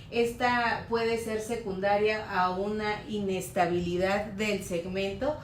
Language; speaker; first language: Spanish; native; Spanish